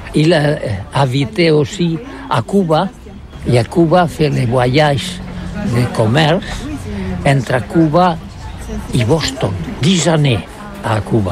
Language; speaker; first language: French; non-native, learner; Catalan